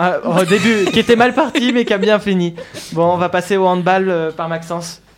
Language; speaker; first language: French; native; French